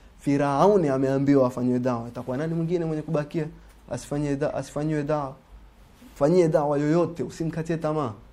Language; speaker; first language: Swahili; native; Swahili